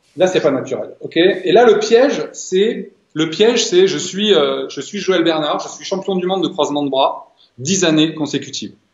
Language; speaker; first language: French; native; French